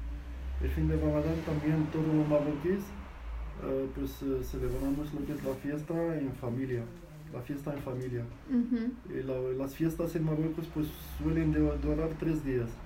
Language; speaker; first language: Spanish; non-native, fluent; Arabic